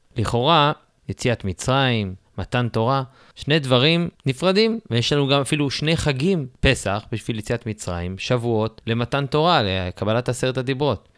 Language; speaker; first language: Hebrew; native; Hebrew